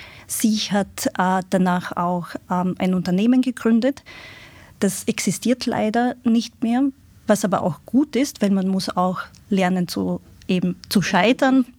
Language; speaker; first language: German; non-native, fluent; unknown